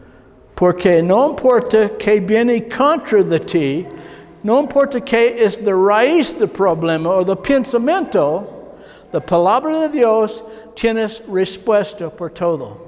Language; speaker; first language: Spanish; non-native, learner; English